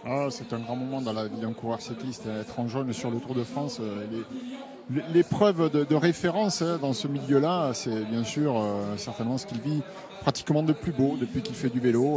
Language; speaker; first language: French; native; French